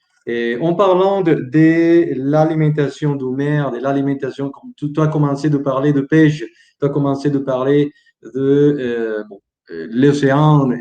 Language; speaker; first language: French; non-native, learner; Spanish